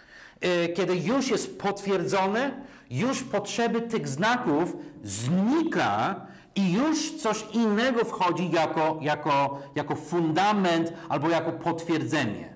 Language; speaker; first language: Polish; non-native, fluent; English